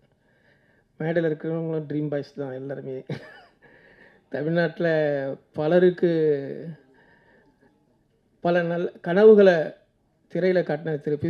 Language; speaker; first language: Tamil; native; Tamil